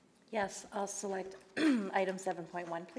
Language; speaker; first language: English; native; English